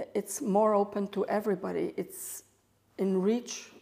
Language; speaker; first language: English; native; English